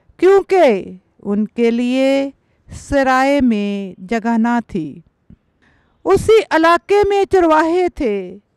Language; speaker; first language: Urdu; non-native, local second language; Punjabi